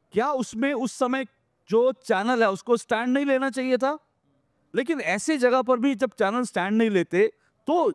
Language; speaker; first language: Hindi; native; Hindi